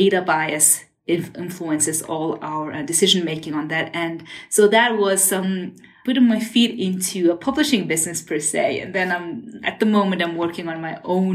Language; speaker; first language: English; non-native, fluent; Mongolian